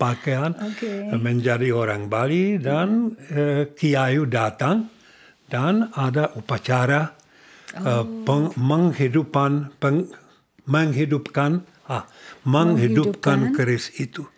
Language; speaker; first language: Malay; non-native, learner; Czech